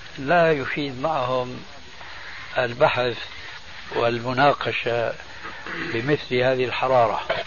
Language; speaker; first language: Arabic; early bilingual, other home language; Albanian